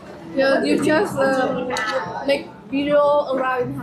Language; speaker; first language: English; non-native, learner; Vietnamese